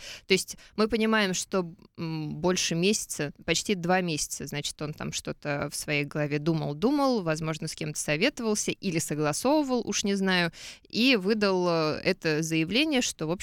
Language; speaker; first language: Russian; native; Russian